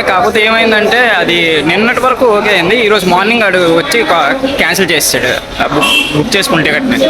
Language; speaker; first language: Telugu; native; Telugu